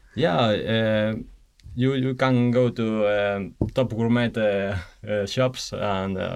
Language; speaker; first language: English; non-native, fluent; Spanish